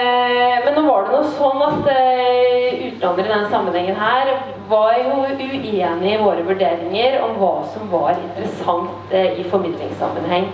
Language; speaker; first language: Norwegian; native; Norwegian